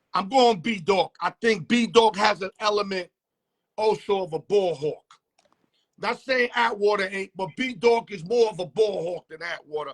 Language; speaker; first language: English; native; English